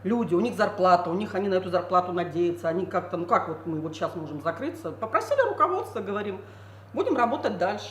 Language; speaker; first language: Russian; native; Russian